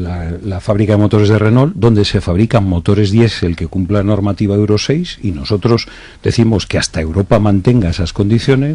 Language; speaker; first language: Spanish; native; Spanish